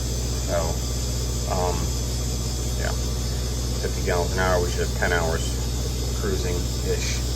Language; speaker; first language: English; native; English